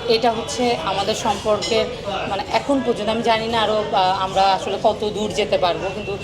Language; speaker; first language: Bangla; non-native, local second language; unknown